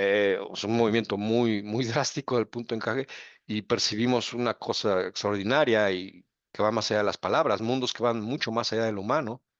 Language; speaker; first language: Spanish; native; Spanish